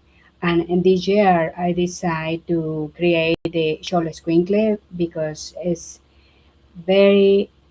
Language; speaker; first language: English; non-native, learner; Spanish